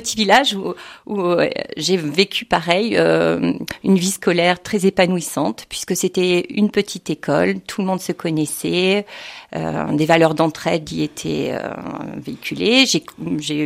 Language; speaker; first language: French; native; French